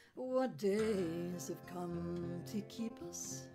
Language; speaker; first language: English; native; English